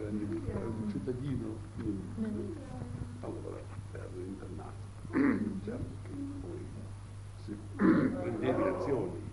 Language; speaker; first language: Italian; early bilingual, heritage; Italian